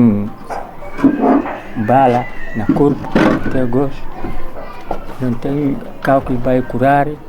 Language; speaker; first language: Portuguese; non-native, learner; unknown